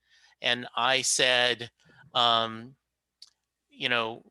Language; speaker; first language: English; native; English